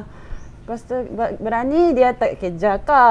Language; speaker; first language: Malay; non-native, fluent; Japanese